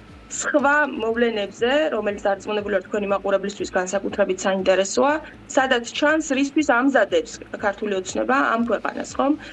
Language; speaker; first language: Georgian; native; Georgian